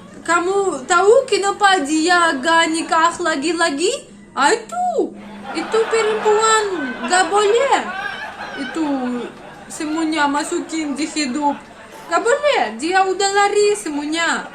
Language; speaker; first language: Indonesian; non-native, learner; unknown